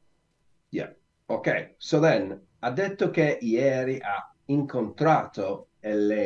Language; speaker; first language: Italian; non-native, learner; English